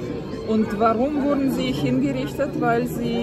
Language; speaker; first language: German; non-native, fluent; Russian